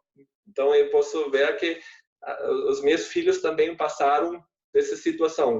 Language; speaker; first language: Portuguese; non-native, fluent; German